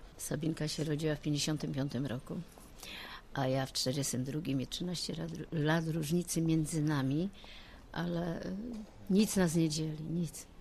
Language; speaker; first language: Polish; native; Polish